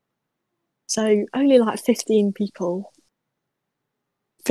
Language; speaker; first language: English; native; English